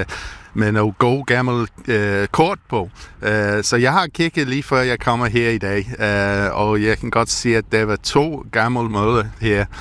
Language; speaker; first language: Danish; non-native, learner; English